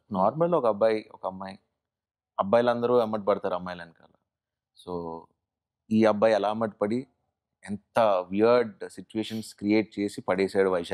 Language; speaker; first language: Telugu; native; Telugu